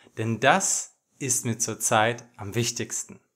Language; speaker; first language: German; native; German